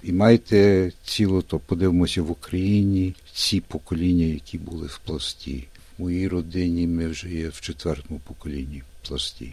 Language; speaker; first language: Ukrainian; early bilingual, heritage; Ukrainian